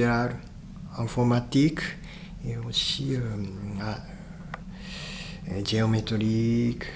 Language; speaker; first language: French; non-native, fluent; Japanese